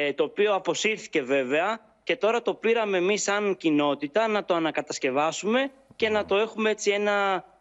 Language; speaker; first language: Greek; native; Greek